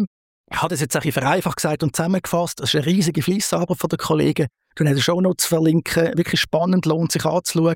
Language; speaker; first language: German; native; German